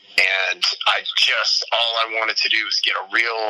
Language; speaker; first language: English; native; English